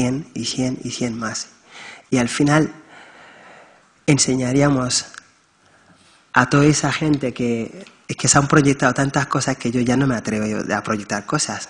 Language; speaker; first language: Spanish; non-native, fluent; Wolof